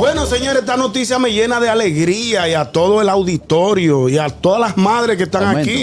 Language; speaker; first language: Spanish; native; Spanish